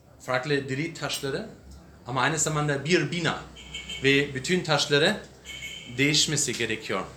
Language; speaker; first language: Turkish; non-native, learner; English